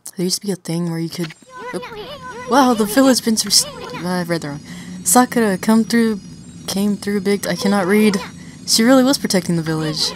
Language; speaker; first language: English; native; English